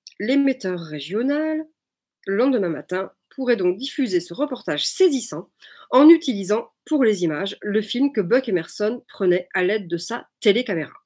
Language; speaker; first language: French; native; French